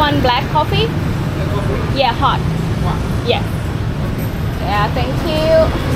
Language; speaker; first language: English; non-native, learner; Thai